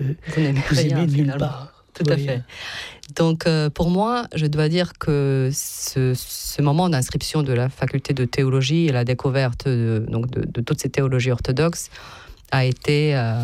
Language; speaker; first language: French; non-native, fluent; Serbian